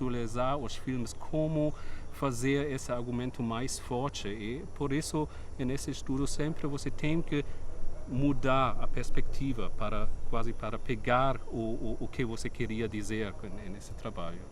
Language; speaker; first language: Portuguese; non-native, fluent; German